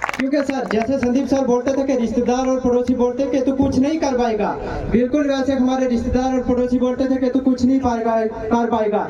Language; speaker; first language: Hindi; non-native, local second language; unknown